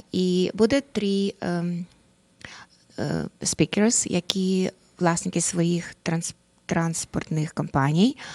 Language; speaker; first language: Ukrainian; non-native, local second language; Russian